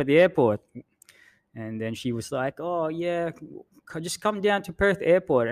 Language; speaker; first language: English; non-native, local second language; Filipino